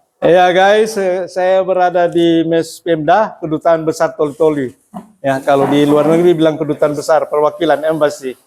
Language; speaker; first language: Indonesian; native; Indonesian